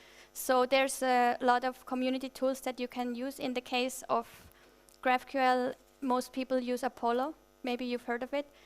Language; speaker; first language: English; non-native, fluent; German